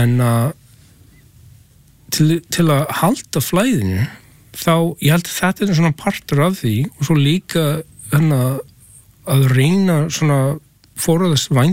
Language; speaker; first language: Icelandic; non-native, learner; English